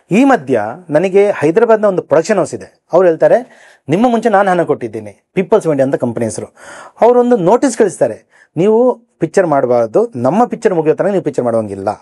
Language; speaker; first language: Kannada; native; Kannada